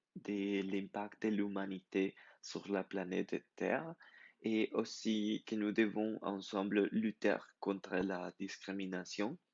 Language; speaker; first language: French; non-native, learner; Spanish